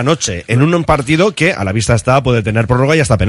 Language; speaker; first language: Spanish; native; Spanish